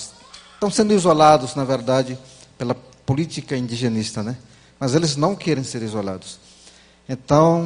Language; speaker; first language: Portuguese; non-native, local second language; Ticuna